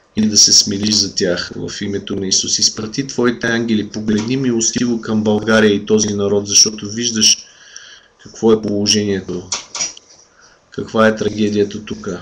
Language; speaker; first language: Bulgarian; native; Bulgarian